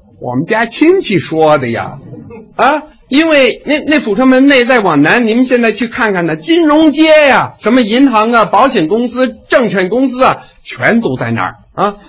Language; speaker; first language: Chinese; non-native, fluent; English